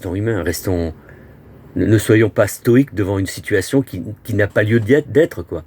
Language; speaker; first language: French; native; French